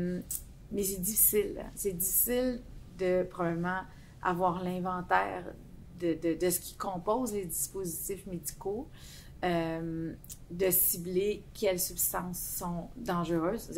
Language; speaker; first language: French; native; French